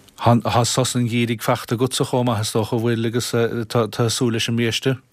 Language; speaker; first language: Irish; native; Irish